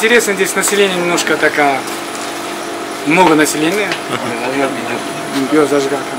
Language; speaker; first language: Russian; non-native, local second language; Uzbek